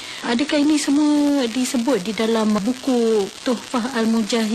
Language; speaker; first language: Malay; native; Malay